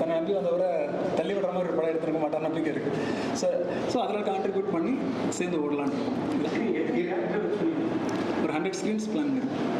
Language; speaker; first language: Tamil; native; Tamil